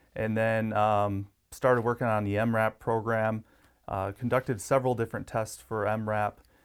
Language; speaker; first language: English; native; English